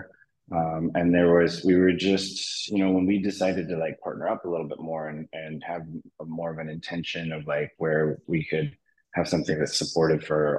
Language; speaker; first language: English; native; English